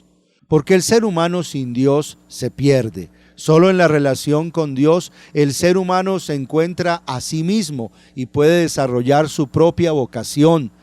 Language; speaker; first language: Spanish; native; Spanish